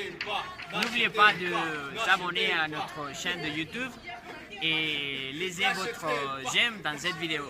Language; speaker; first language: French; non-native, learner; Spanish